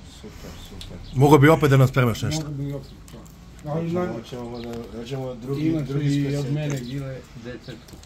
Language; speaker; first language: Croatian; non-native, learner; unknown